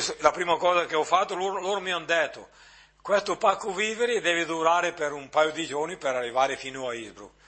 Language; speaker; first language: Italian; native; Italian